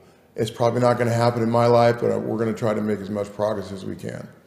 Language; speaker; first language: English; native; English